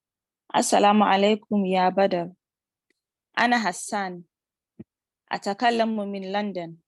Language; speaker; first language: Arabic; non-native, learner; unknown